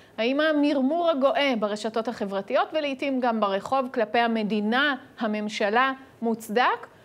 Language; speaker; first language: Hebrew; native; Hebrew